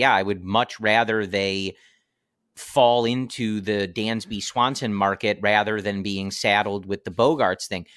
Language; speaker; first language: English; native; English